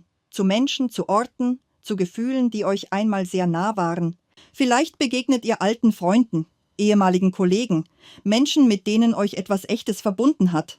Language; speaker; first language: German; native; German